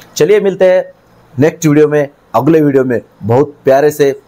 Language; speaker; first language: Hindi; non-native, local second language; Marathi